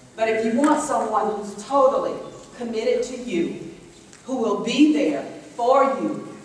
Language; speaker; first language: English; native; English